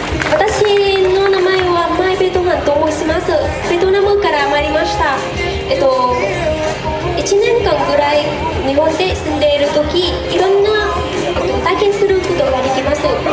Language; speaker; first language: Japanese; non-native, learner; Vietnamese